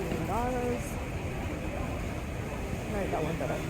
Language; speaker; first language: English; native; English